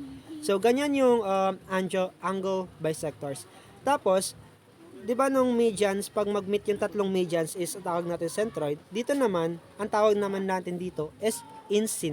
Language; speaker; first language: Filipino; native; Filipino